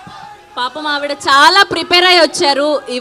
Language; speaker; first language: Telugu; native; Telugu